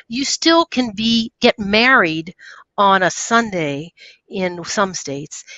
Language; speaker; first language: English; native; English